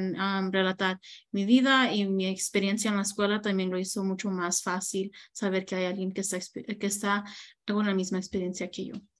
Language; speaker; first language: Spanish; early bilingual, heritage; Spanish